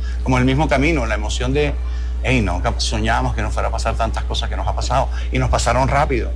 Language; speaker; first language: Spanish; native; Spanish